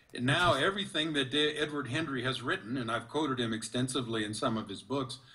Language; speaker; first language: English; native; English